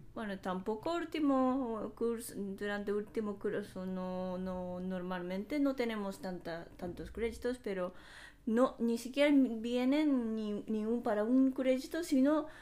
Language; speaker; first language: Spanish; non-native, fluent; Japanese